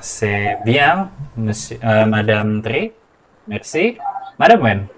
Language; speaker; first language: French; non-native, fluent; Indonesian